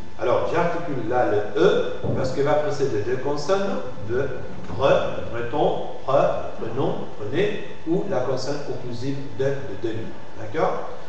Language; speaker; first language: French; non-native, fluent; Spanish